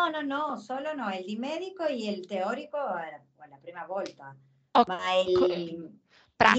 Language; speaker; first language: Italian; non-native, learner; Spanish